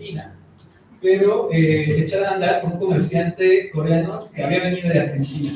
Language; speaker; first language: Spanish; native; Spanish